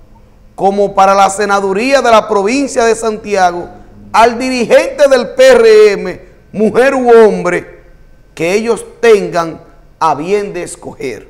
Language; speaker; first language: Spanish; native; Spanish